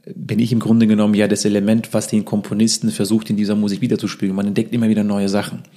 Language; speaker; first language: German; early bilingual, other home language; Russian